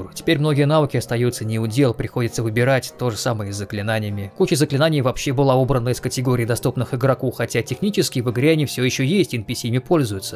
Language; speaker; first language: Russian; native; Russian